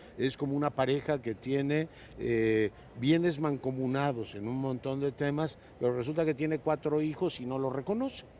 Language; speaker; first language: Spanish; native; Spanish